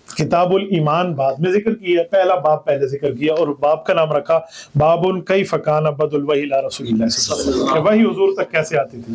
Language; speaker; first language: Urdu; non-native, local second language; Punjabi